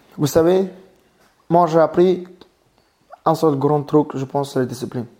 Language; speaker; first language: French; non-native, learner; Mongolian